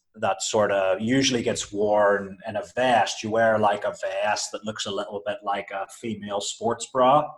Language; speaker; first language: English; native; English